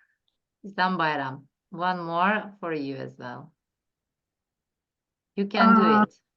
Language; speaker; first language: English; non-native, fluent; Turkish